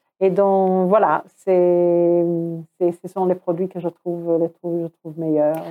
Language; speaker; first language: French; non-native, fluent; Croatian